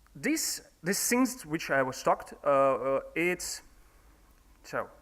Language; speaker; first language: English; non-native, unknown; Russian